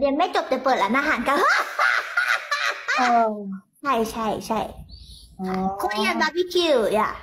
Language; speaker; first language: Thai; early bilingual, other home language; Korean